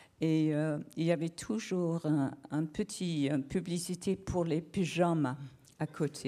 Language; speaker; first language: French; non-native, learner; English